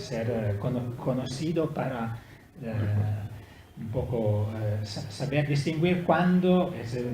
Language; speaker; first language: Spanish; non-native, fluent; Italian